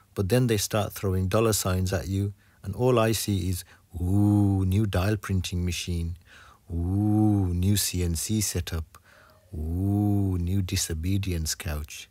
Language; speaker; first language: English; native; English